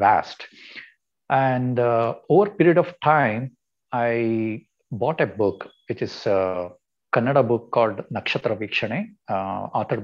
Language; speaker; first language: English; non-native, local second language; Kannada